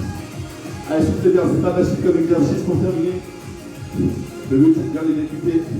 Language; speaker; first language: French; native; French